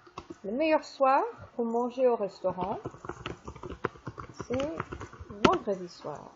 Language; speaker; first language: French; non-native, fluent; English